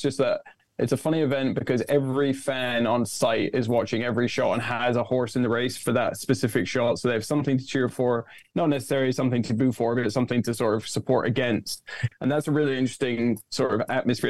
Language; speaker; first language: English; native; English